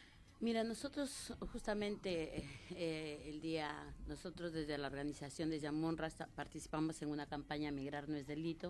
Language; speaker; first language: Spanish; native; Spanish